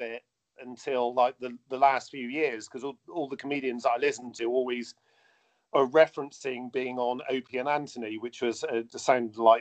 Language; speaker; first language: English; native; English